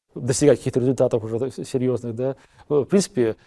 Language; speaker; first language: Russian; native; Russian